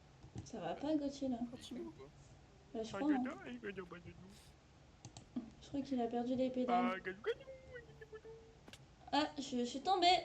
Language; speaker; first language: French; native; French